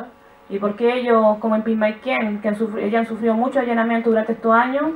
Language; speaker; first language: Spanish; native; Spanish